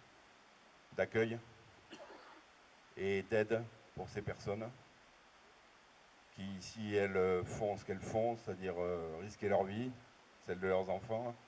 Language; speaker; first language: French; native; French